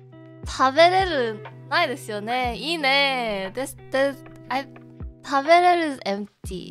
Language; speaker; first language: Japanese; non-native, learner; Korean